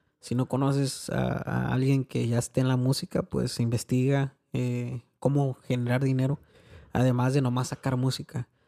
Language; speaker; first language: Spanish; early bilingual, heritage; Spanish